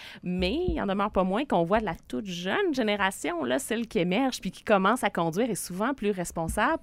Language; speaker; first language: French; native; French